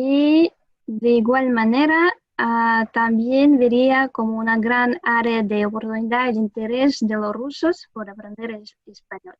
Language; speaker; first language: Spanish; non-native, fluent; Russian